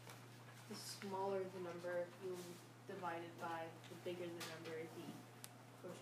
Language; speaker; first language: English; native; English